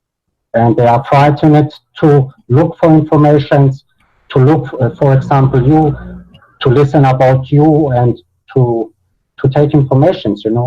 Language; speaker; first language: English; non-native, learner; Bosnian